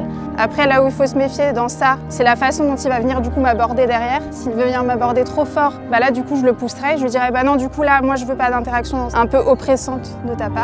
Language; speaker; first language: French; native; French